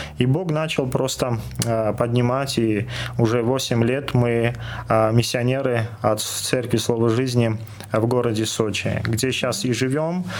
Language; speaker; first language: Russian; non-native, local second language; Armenian